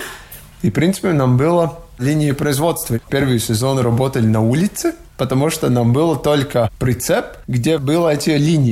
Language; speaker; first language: Russian; non-native, local second language; Latvian